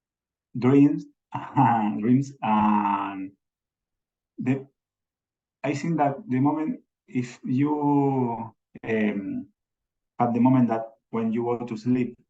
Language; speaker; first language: English; non-native, learner; Spanish